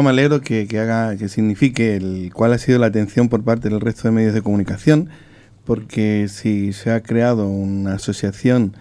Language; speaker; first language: Spanish; native; Spanish